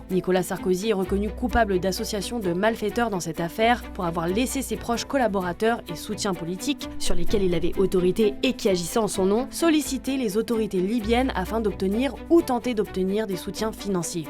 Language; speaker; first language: French; native; French